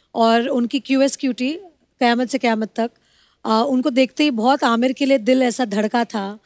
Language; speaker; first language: Hindi; non-native, local second language; Bangla